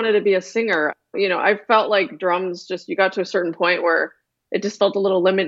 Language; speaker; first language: English; native; English